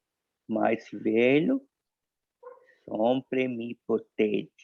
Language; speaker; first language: Portuguese; non-native, learner; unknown